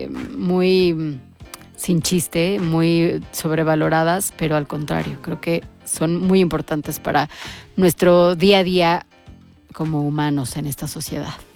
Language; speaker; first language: Spanish; native; Spanish